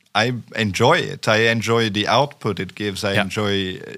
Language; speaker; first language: English; non-native, fluent; French